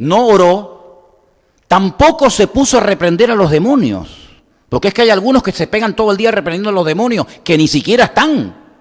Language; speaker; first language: Spanish; native; Spanish